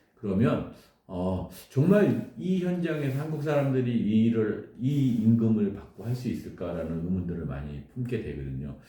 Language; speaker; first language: Korean; native; Korean